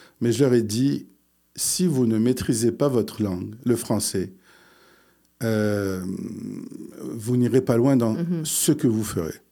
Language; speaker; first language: French; early bilingual, other home language; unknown